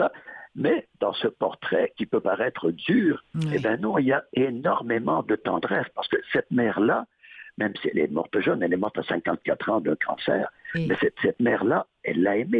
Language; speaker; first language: French; native; French